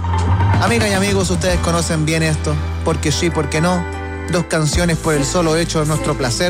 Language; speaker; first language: Spanish; native; Spanish